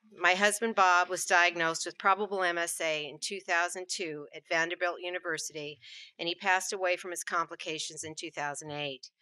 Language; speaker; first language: English; native; English